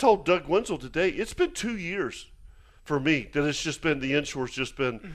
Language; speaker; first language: English; native; English